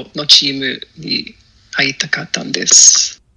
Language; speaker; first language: Japanese; non-native, learner; English